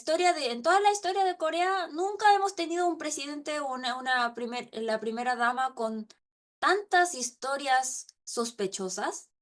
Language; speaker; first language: Spanish; non-native, local second language; Korean